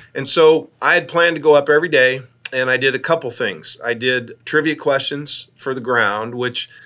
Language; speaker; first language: English; native; English